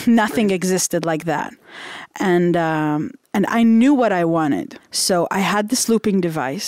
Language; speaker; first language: English; non-native, fluent; Hebrew